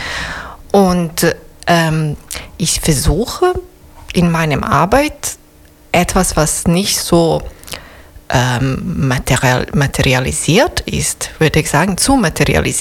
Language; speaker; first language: German; non-native, fluent; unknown